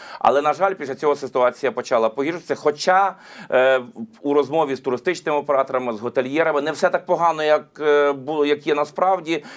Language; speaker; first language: Ukrainian; native; Ukrainian